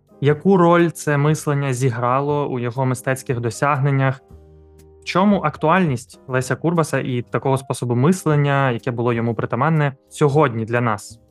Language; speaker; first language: Ukrainian; native; Ukrainian